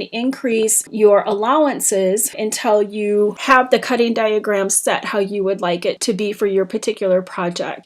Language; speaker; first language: English; native; English